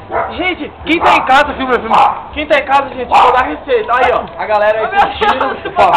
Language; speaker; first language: Portuguese; native; Portuguese